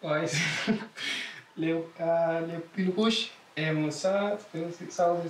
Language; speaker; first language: French; non-native, learner; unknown